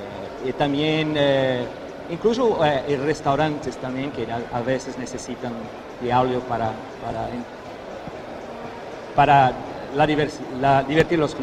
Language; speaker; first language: Spanish; non-native, fluent; Portuguese